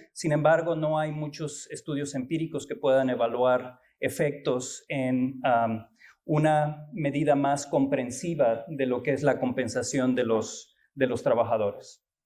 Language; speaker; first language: Spanish; native; Spanish